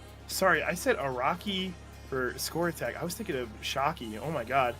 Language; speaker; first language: English; native; English